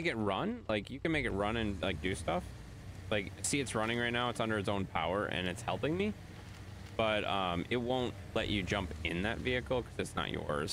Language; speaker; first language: English; native; English